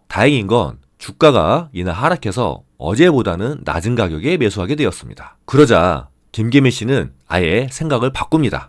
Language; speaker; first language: Korean; native; Korean